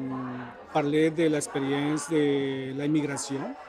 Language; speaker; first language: French; non-native, learner; Spanish